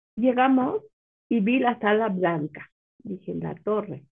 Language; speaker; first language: Spanish; native; Spanish